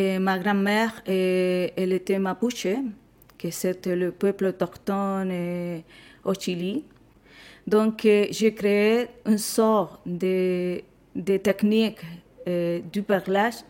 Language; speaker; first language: French; non-native, fluent; Spanish